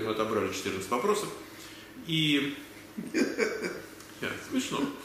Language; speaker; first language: Russian; native; Russian